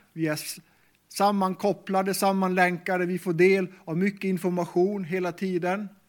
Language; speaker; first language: Swedish; non-native, local second language; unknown